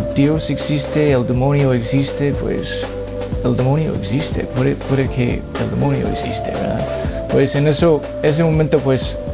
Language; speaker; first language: Spanish; non-native, fluent; English